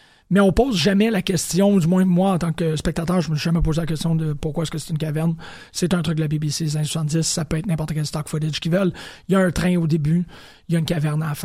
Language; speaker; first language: French; native; French